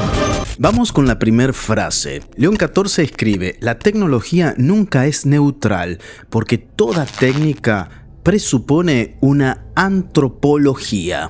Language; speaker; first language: Spanish; native; Spanish